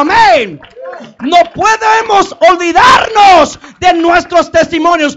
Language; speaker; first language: Spanish; early bilingual, heritage; Spanish